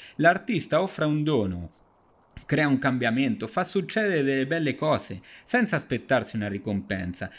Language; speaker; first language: Italian; non-native, fluent; Spanish